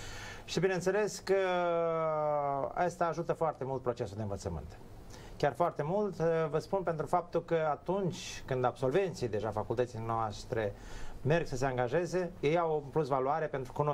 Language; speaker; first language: Romanian; native; Romanian